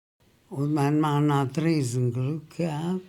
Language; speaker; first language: German; early bilingual, heritage; German